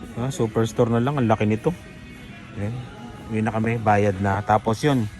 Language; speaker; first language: Filipino; native; Filipino